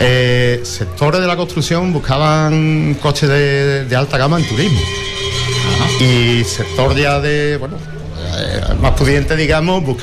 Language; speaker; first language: Spanish; native; Spanish